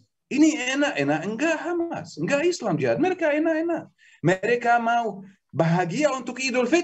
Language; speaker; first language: Indonesian; non-native, learner; Arabic